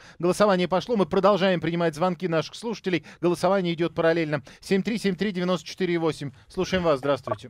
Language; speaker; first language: Russian; native; Russian